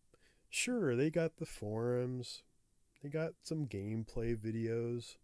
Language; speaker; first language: English; native; English